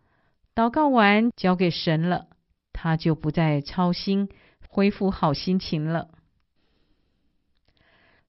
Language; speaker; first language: Chinese; native; Chinese